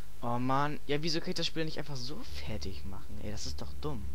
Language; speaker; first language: German; native; German